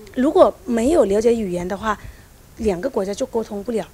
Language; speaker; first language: Chinese; non-native, fluent; Thai